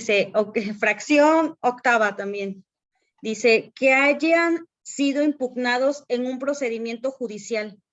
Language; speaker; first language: Spanish; native; Spanish